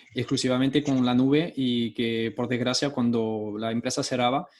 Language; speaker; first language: Spanish; early bilingual, heritage; Spanish